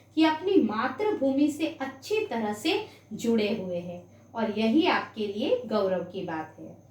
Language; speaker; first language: Hindi; non-native, local second language; Gujarati